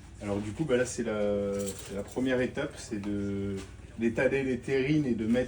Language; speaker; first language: French; native; French